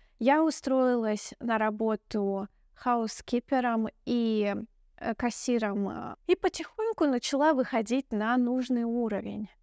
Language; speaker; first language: Russian; native; Russian